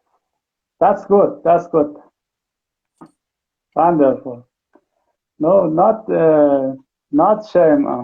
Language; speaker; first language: English; non-native, learner; Persian